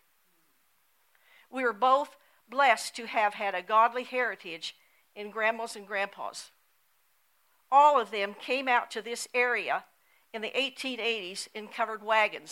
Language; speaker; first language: English; native; English